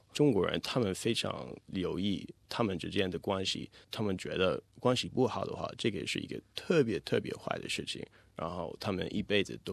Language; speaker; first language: Chinese; non-native, fluent; English